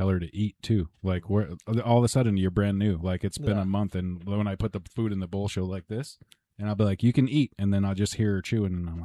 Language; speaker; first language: English; native; English